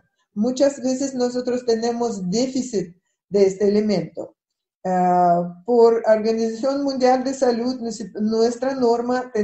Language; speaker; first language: Spanish; non-native, fluent; Russian